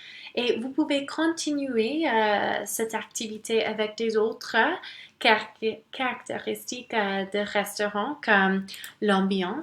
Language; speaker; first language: French; non-native, local second language; English